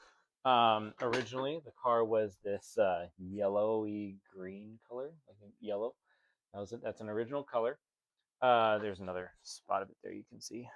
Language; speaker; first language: English; native; English